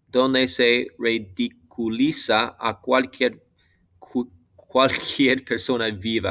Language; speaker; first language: Spanish; non-native, fluent; English